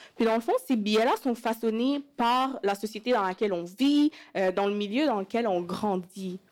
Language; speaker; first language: French; early bilingual, other home language; Wolof